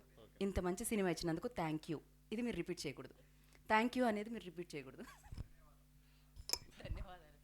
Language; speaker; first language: Telugu; native; Telugu